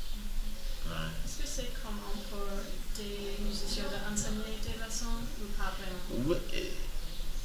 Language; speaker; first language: French; non-native, learner; English